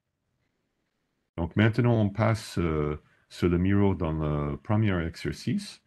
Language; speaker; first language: French; non-native, fluent; English